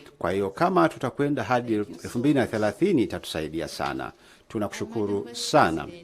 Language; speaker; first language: Swahili; native; Swahili